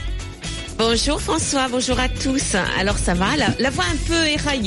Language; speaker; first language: French; native; French